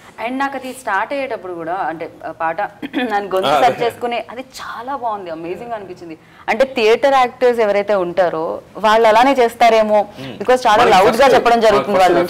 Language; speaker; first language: Telugu; native; Telugu